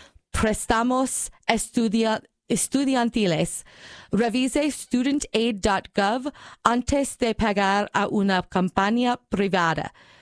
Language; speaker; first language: Spanish; non-native, learner; English